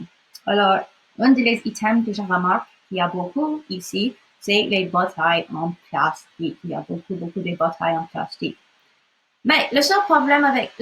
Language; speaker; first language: French; non-native, local second language; English